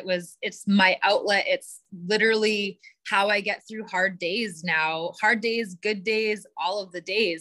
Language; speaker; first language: English; native; English